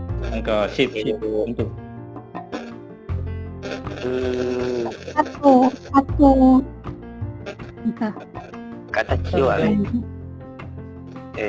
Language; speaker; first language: Japanese; non-native, learner; Malay